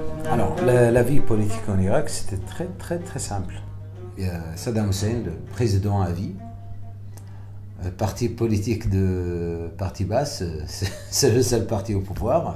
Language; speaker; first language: French; non-native, fluent; Arabic